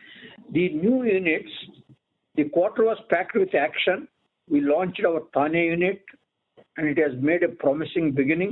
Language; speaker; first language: English; non-native, local second language; Telugu